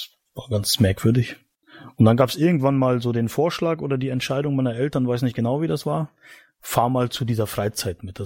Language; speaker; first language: German; native; German